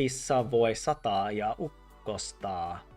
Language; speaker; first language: Finnish; non-native, learner; English